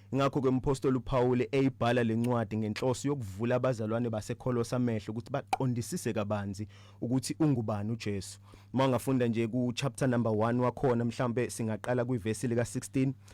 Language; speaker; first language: Zulu; native; Zulu